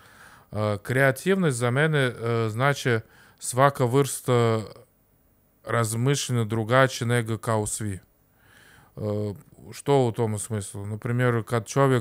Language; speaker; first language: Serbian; non-native, learner; Russian